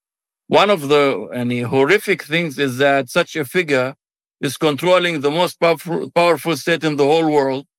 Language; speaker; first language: English; non-native, fluent; Arabic